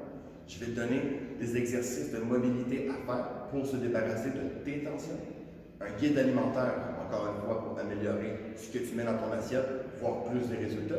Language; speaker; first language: French; native; French